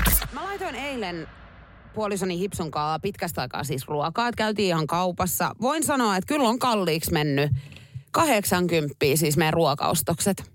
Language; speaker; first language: Finnish; native; Finnish